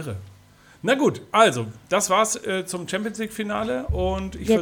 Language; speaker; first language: German; native; German